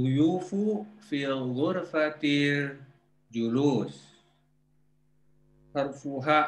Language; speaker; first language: Arabic; non-native, learner; Indonesian